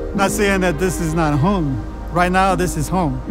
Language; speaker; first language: English; early bilingual, other home language; Spanish